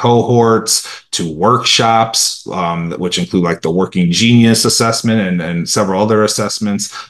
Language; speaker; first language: English; early bilingual, other home language; Romanian